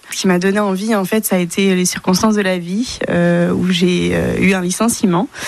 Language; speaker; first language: French; native; French